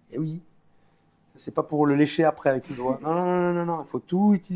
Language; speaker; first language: French; native; French